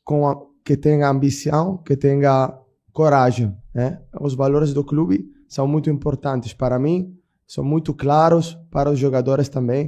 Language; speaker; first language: Portuguese; non-native, fluent; Italian